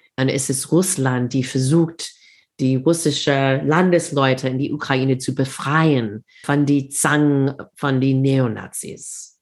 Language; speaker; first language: German; non-native, fluent; English